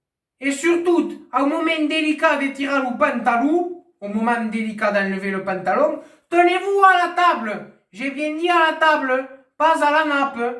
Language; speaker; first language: French; native; French